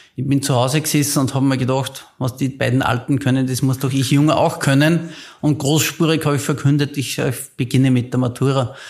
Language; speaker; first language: German; native; German